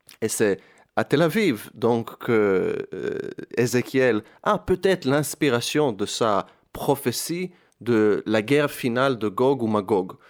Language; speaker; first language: French; non-native, fluent; Hebrew